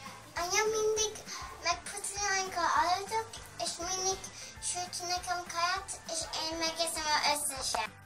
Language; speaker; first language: Hungarian; early bilingual, heritage; Hungarian